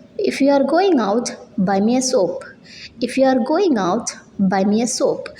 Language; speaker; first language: English; non-native, local second language; Tamil